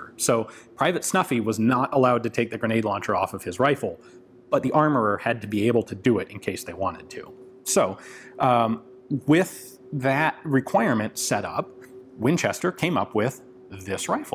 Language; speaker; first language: English; native; English